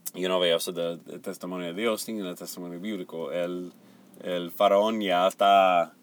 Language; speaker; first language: Spanish; non-native, fluent; English